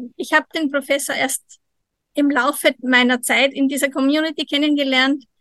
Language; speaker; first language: German; native; German